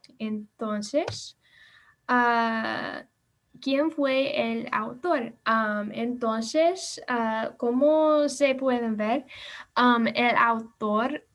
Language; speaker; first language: Spanish; non-native, learner; English